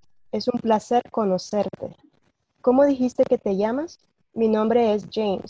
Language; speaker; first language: Spanish; non-native, learner; English